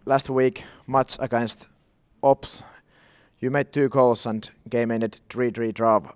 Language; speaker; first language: English; non-native, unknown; Finnish